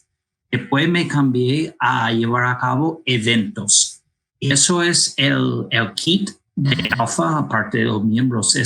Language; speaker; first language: Spanish; non-native, fluent; English